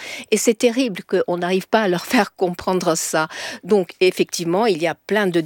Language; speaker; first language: French; native; French